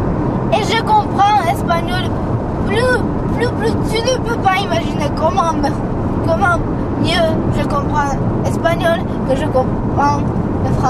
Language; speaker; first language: French; non-native, learner; Georgian